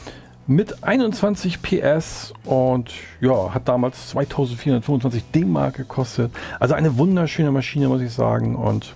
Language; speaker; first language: German; native; German